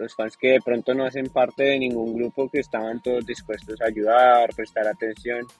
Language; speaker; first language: Spanish; native; Spanish